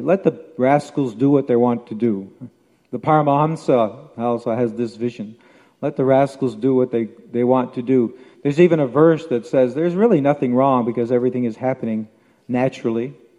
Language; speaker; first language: English; native; English